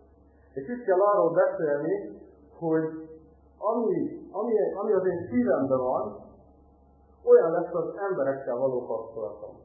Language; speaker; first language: Hungarian; native; Hungarian